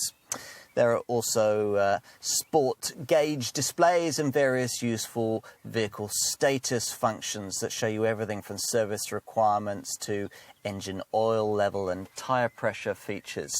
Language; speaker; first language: English; native; English